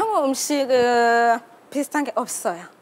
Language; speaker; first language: Korean; non-native, learner; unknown